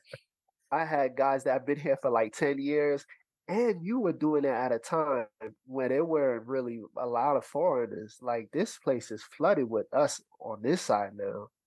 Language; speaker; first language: English; early bilingual, other home language; Haitian Creole